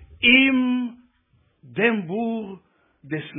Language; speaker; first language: German; non-native, learner; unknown